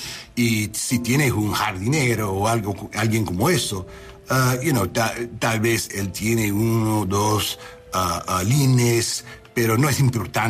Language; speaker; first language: Spanish; non-native, learner; English